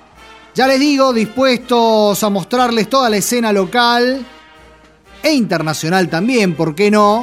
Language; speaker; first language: Spanish; native; Spanish